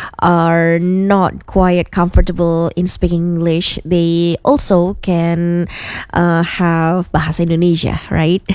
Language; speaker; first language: English; non-native, fluent; Indonesian